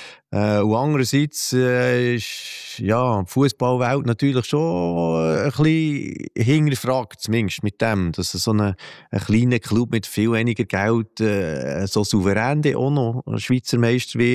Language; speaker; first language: German; native; German